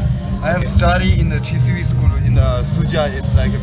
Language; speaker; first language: English; non-native, learner; Tibetan